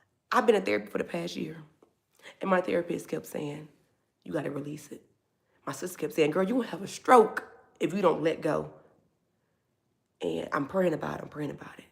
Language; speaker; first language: English; native; English